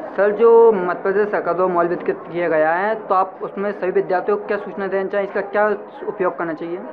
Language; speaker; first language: Hindi; native; Hindi